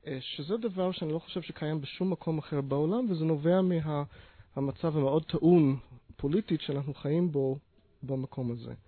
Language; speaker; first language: Hebrew; non-native, fluent; English